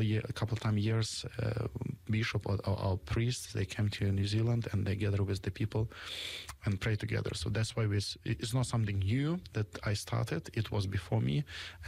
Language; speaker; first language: English; non-native, fluent; Ukrainian